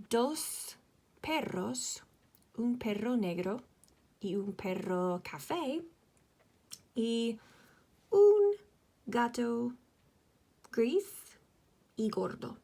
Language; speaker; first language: Spanish; non-native, fluent; English